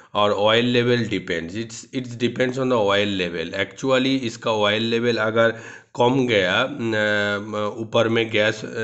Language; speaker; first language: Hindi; non-native, local second language; Bangla